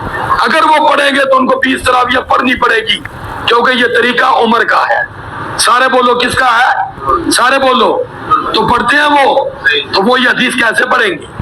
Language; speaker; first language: Urdu; native; Urdu